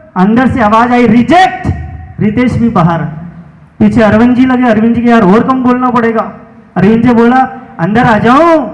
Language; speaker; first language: Hindi; native; Hindi